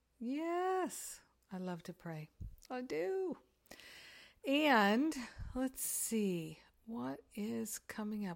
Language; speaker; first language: English; native; English